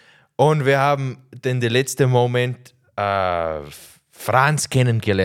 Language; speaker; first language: German; non-native, learner; English